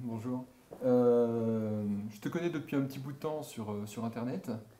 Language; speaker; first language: French; native; French